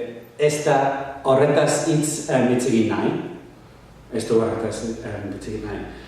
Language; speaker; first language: Basque; non-native, learner; English